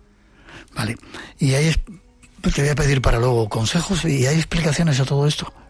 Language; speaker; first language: Spanish; native; Spanish